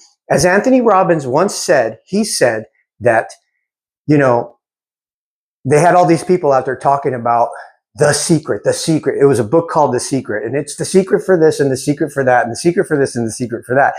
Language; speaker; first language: English; native; English